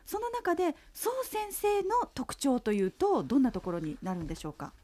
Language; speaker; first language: Japanese; native; Japanese